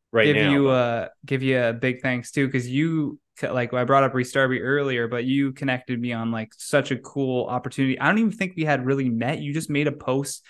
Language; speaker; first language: English; native; English